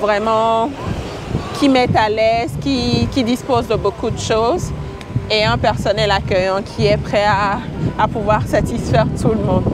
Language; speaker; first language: French; non-native, local second language; Ewe